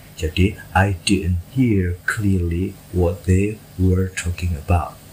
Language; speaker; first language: English; non-native, fluent; Indonesian